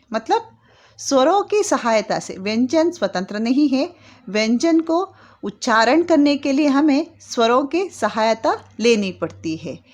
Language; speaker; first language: Hindi; non-native, local second language; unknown